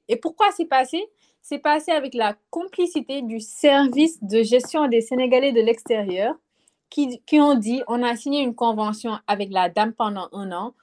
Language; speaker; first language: French; non-native, local second language; Wolof